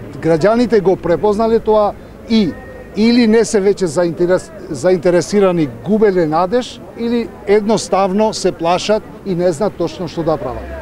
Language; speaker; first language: Macedonian; non-native, local second language; Albanian